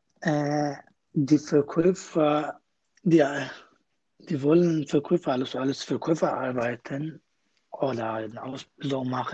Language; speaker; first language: German; non-native, learner; Kurdish